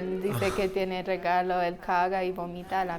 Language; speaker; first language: Spanish; non-native, fluent; English